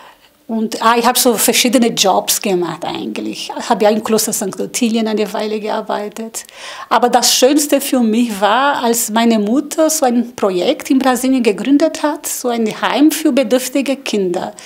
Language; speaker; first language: German; non-native, learner; Portuguese